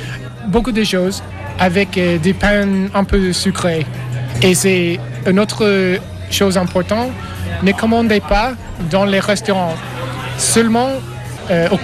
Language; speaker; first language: French; non-native, learner; English